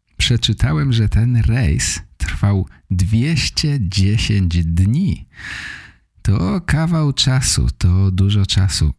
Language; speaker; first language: Polish; native; Polish